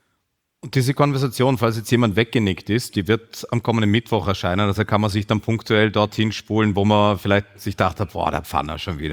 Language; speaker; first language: German; native; German